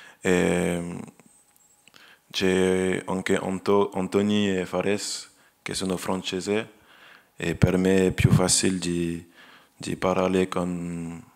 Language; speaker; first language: Italian; non-native, learner; French